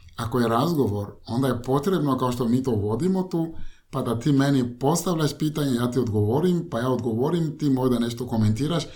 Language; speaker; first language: Croatian; non-native, fluent; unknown